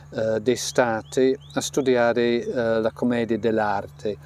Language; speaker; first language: Italian; non-native, fluent; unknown